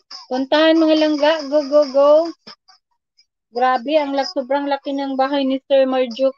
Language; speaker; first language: Filipino; non-native, local second language; Cebuano